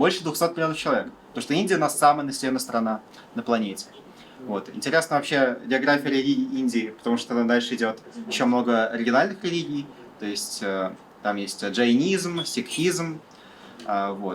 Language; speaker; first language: Russian; native; Russian